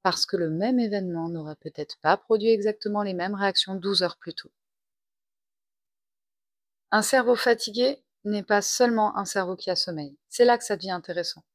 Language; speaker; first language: French; native; French